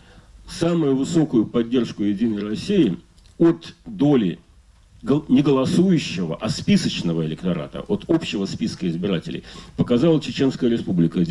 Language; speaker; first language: Russian; native; Russian